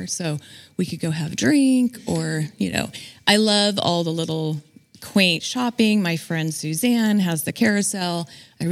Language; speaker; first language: English; native; English